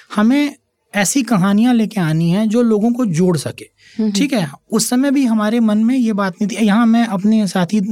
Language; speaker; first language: Hindi; native; Hindi